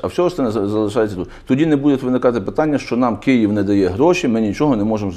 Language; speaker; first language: Ukrainian; native; Ukrainian